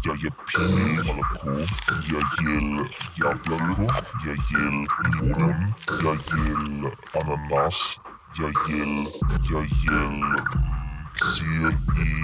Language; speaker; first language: Russian; non-native, learner; German